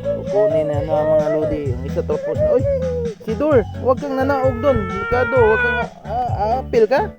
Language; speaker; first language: Filipino; non-native, local second language; Cebuano